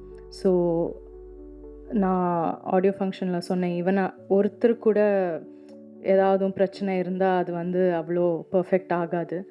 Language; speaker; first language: Tamil; non-native, local second language; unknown